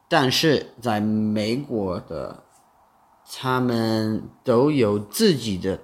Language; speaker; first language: Chinese; non-native, learner; English